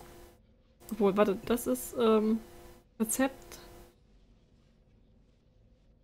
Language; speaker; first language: German; native; German